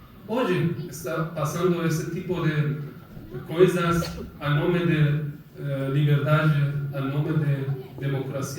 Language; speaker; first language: Spanish; non-native, fluent; Persian